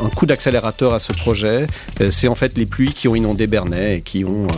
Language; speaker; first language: French; native; French